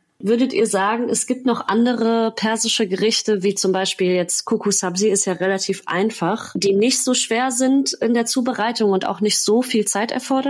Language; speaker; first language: German; native; German